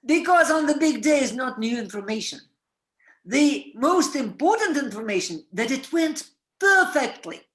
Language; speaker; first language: English; non-native, fluent; Russian